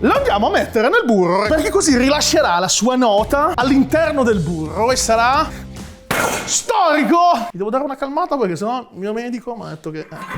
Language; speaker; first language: Italian; native; Italian